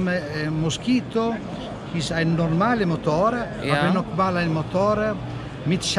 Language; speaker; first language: German; non-native, learner; Italian